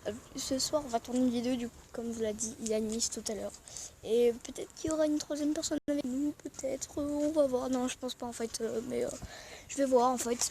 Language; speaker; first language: French; native; French